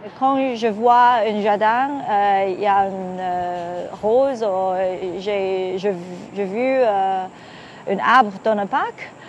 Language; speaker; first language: French; non-native, learner; Cantonese